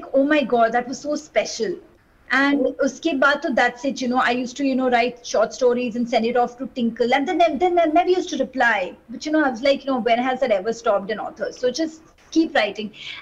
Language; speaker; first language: English; non-native, local second language; Hindi